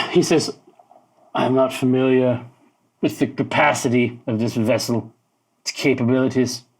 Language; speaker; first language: English; native; English